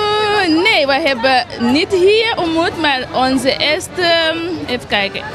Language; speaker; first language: Dutch; non-native, learner; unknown